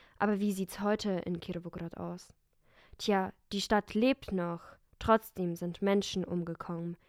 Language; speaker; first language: German; early bilingual, other home language; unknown